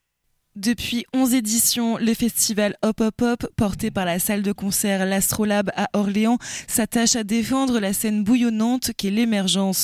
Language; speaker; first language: French; native; French